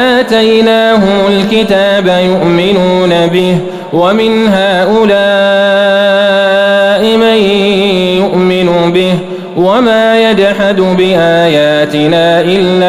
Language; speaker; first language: Arabic; native; Arabic